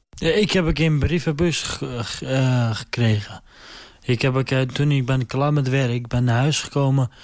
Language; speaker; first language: Dutch; non-native, learner; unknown